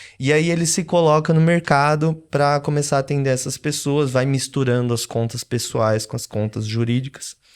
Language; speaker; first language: Portuguese; native; Portuguese